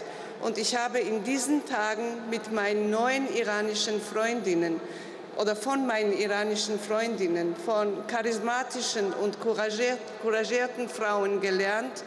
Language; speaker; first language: German; non-native, fluent; Georgian